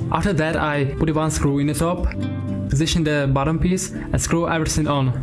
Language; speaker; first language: English; non-native, learner; Ukrainian